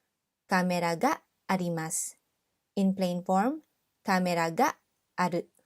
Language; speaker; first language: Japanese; non-native, fluent; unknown